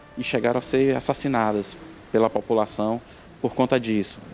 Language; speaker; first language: Portuguese; native; Portuguese